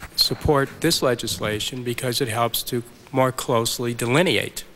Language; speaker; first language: English; native; English